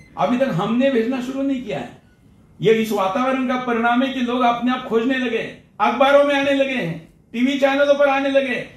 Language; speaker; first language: Hindi; non-native, local second language; Marathi